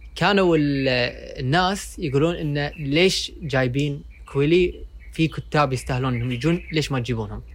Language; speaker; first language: Arabic; native; Arabic